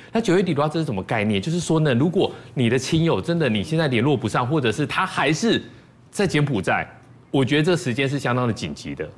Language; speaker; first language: Chinese; native; Chinese